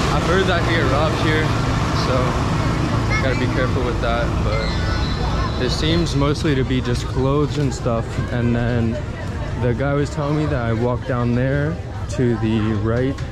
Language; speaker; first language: English; native; English